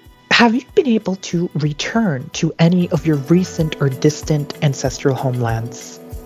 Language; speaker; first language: English; native; English